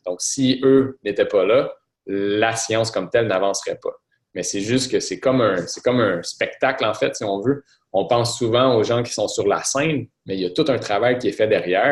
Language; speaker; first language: French; native; French